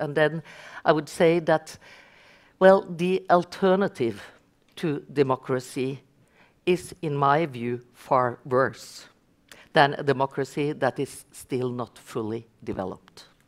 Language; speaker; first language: English; non-native, fluent; Norwegian